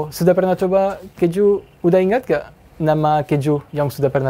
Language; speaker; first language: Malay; non-native, fluent; French